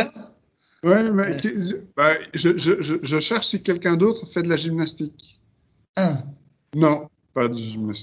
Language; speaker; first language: French; non-native, fluent; Dutch